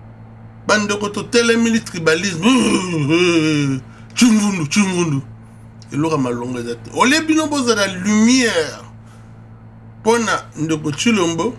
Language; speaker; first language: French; non-native, local second language; Lingala